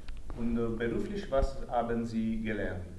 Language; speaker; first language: German; non-native, learner; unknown